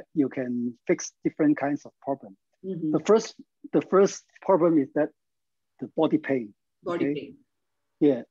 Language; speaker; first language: English; non-native, learner; Chinese